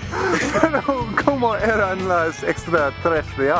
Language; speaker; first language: Spanish; non-native, learner; English